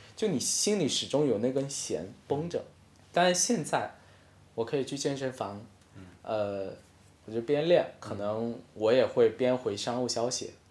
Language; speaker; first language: Chinese; non-native, local second language; Min Nan Chinese